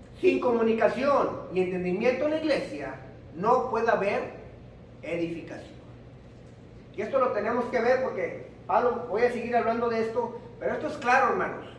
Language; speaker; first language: Spanish; early bilingual, heritage; Spanish